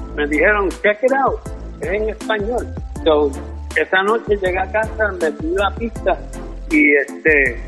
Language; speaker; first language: Spanish; early bilingual, heritage; Spanish